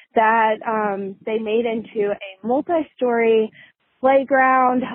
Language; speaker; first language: English; native; English